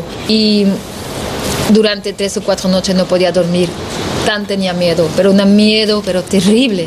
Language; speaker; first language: Spanish; non-native, learner; French